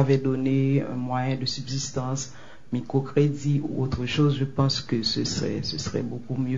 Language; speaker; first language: French; non-native, local second language; Haitian Creole